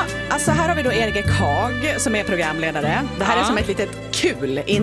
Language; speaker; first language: Swedish; native; Swedish